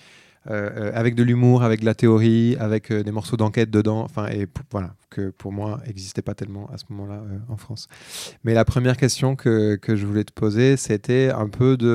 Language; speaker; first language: French; native; French